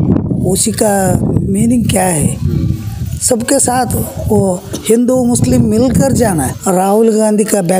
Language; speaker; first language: Hindi; non-native, local second language; Kannada